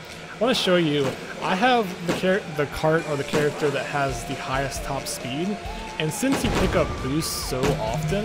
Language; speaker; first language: English; native; English